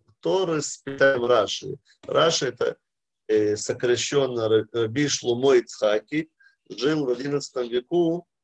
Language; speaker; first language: Russian; early bilingual, heritage; Russian